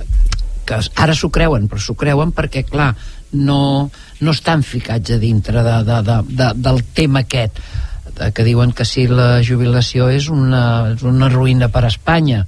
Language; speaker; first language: Catalan; native; Catalan